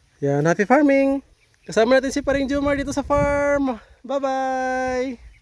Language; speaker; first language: Filipino; non-native, local second language; Hiligaynon